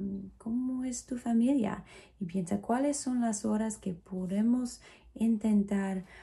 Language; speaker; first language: Spanish; non-native, fluent; English